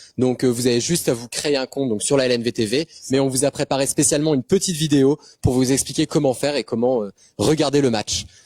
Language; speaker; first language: French; native; French